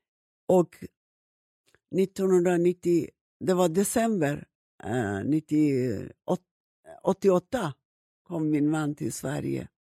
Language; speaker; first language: Swedish; non-native, fluent; Persian